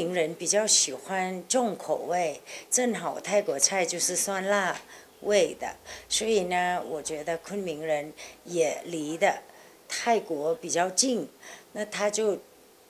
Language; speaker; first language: Chinese; non-native, fluent; Thai